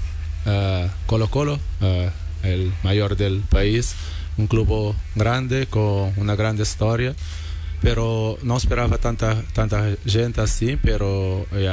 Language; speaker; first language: Spanish; non-native, learner; Portuguese